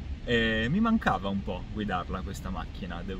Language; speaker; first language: Italian; native; Italian